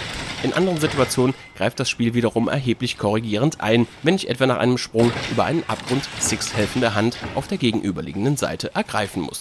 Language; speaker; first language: German; native; German